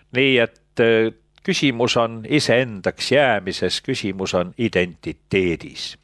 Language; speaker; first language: Estonian; native; Estonian